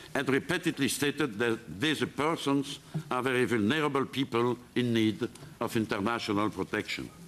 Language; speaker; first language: English; non-native, fluent; French